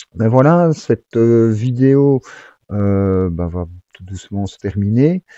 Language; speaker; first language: French; native; French